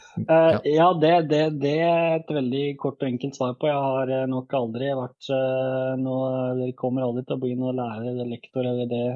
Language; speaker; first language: Norwegian; early bilingual, other home language; Bosnian